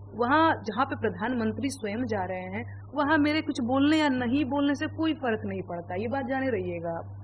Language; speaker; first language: Hindi; non-native, local second language; Bhojpuri